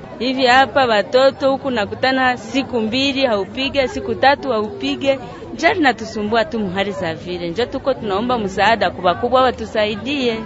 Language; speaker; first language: Swahili; non-native, local second language; Kinyarwanda